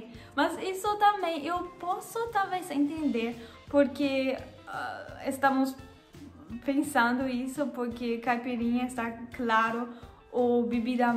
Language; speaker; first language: Portuguese; non-native, learner; German